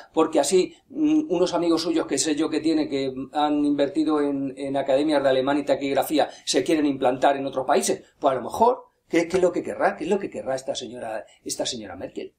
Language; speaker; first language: Spanish; native; Spanish